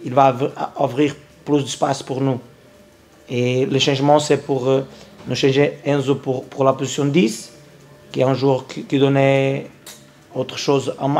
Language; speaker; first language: French; non-native, learner; Portuguese